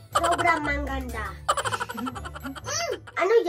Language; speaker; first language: Filipino; early bilingual, heritage; Filipino